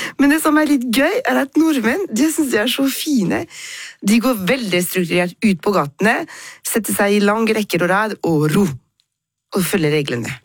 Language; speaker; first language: Norwegian; non-native, fluent; French